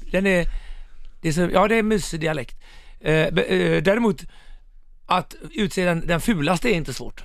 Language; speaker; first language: Swedish; native; Swedish